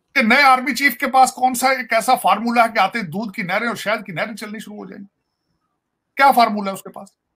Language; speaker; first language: Hindi; native; Hindi